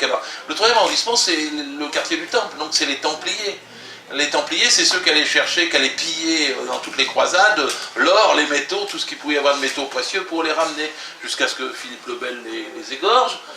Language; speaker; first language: French; native; French